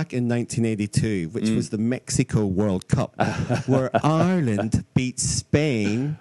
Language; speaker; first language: English; native; English